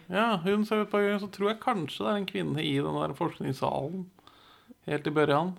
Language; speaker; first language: Norwegian; native; Norwegian